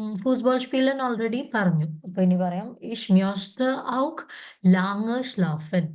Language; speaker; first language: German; non-native, fluent; Malayalam